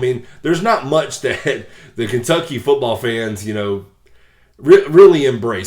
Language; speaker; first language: English; native; English